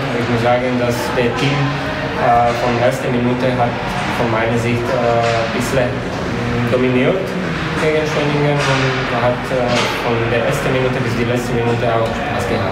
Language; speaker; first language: German; non-native, fluent; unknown